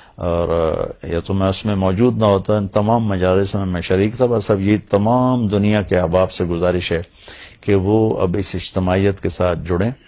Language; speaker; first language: Urdu; non-native, local second language; Punjabi